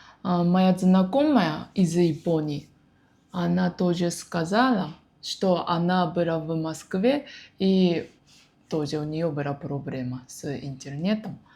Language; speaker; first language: Russian; non-native, learner; Japanese